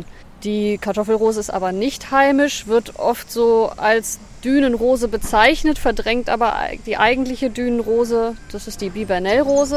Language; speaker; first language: German; native; German